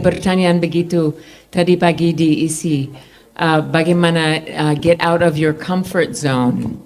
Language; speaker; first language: Indonesian; non-native, fluent; English